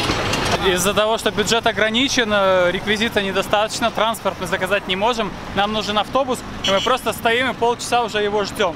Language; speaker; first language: Russian; native; Russian